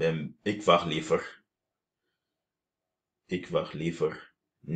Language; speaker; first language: Dutch; non-native, fluent; Turkish